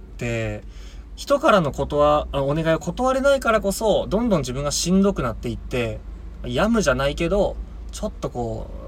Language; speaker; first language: Japanese; native; Japanese